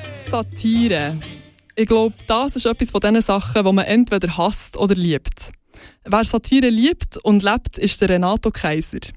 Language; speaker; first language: German; native; German